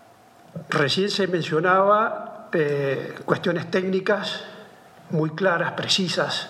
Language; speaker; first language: Spanish; native; Spanish